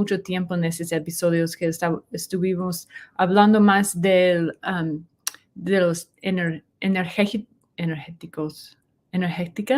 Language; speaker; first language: Spanish; non-native, learner; English